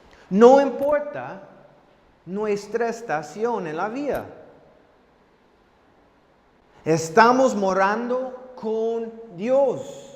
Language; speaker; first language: Spanish; non-native, fluent; English